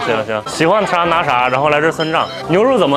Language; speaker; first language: Chinese; native; Chinese